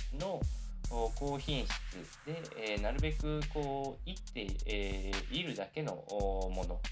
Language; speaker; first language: Japanese; native; Japanese